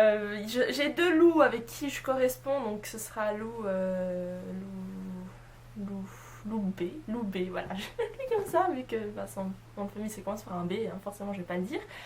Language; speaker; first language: French; native; French